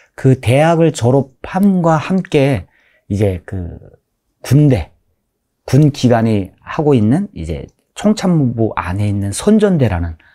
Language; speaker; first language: Korean; native; Korean